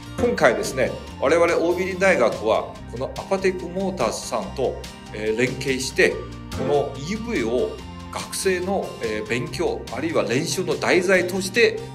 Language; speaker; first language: Japanese; non-native, fluent; Chinese